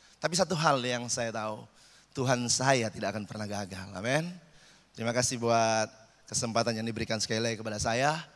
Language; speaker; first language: Indonesian; native; Indonesian